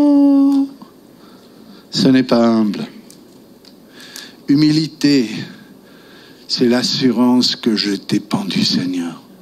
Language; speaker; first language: French; non-native, local second language; German